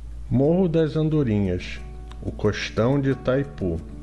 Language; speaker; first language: Portuguese; native; Portuguese